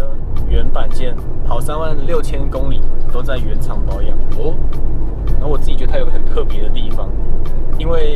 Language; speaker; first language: Chinese; native; Chinese